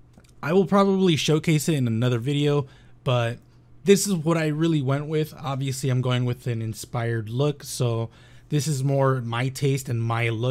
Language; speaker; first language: English; native; English